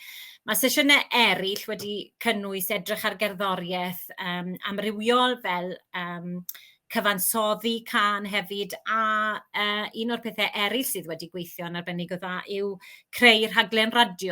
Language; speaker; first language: Welsh; native; Welsh